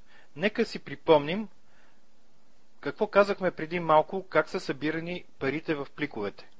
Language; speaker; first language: Bulgarian; native; Bulgarian